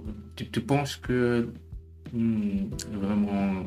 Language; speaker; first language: French; non-native, learner; German